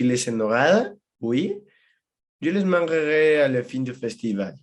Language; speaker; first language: French; non-native, learner; Spanish